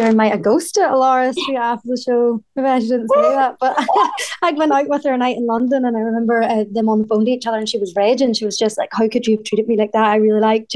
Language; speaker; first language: English; native; English